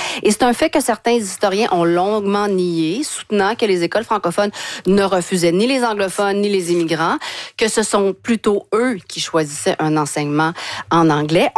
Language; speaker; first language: French; native; French